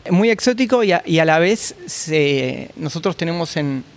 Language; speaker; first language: Spanish; native; Spanish